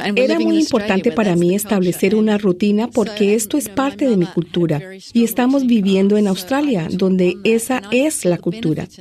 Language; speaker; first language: Spanish; non-native, fluent; English